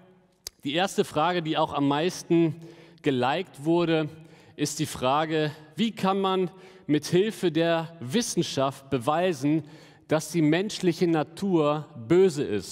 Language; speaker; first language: German; native; German